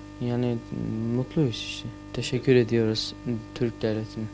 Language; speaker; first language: Turkish; non-native, learner; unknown